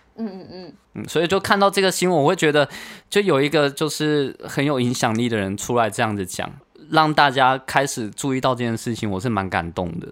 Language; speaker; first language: Chinese; native; Chinese